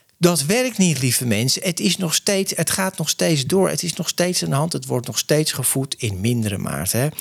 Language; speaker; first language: Dutch; native; Dutch